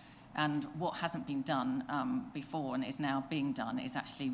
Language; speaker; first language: English; native; English